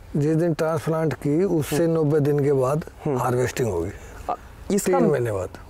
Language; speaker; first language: Hindi; native; Hindi